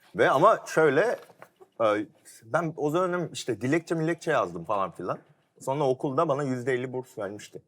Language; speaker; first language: Turkish; early bilingual, other home language; Korean